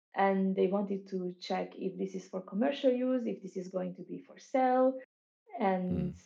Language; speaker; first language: English; non-native, fluent; Hungarian